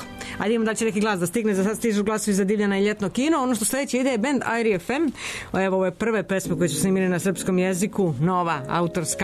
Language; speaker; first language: Serbian; native; Serbian